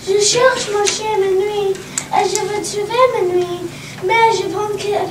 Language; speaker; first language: French; non-native, learner; English